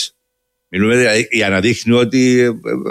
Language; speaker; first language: Greek; native; Greek